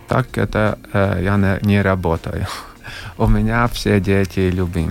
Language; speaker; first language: Russian; non-native, local second language; Latvian